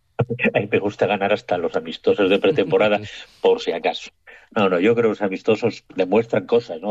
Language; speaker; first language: Spanish; native; Spanish